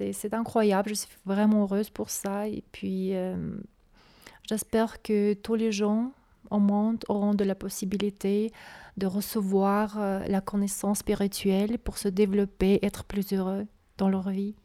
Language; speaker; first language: French; non-native, learner; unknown